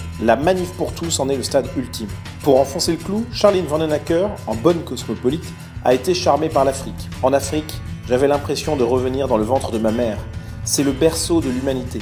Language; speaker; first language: French; native; French